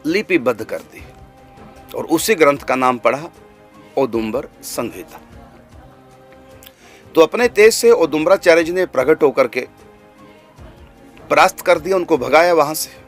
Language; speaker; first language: Hindi; native; Hindi